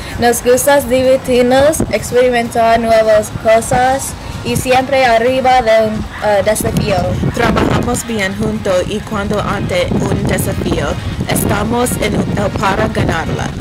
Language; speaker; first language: Spanish; non-native, learner; English